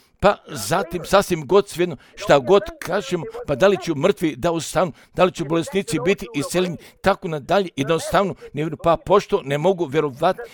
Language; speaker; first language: Croatian; early bilingual, heritage; Croatian